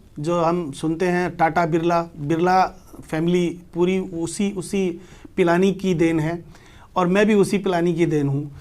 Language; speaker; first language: Hindi; native; Hindi